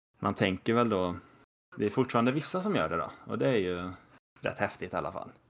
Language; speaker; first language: Swedish; native; Swedish